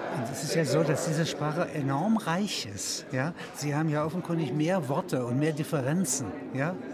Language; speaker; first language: German; native; German